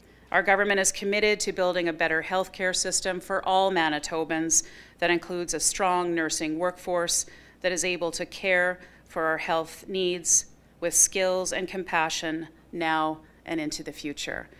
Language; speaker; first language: English; native; English